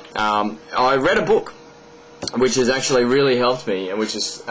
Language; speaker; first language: English; native; English